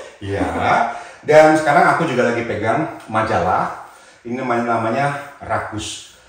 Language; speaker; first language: Indonesian; native; Indonesian